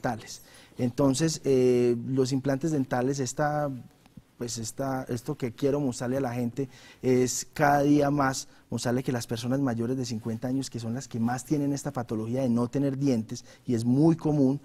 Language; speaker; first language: Spanish; native; Spanish